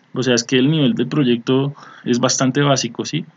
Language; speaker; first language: Spanish; native; Spanish